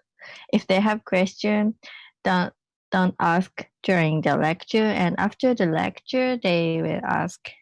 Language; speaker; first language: English; non-native, learner; Japanese